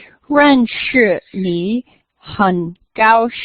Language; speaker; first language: Chinese; non-native, learner; English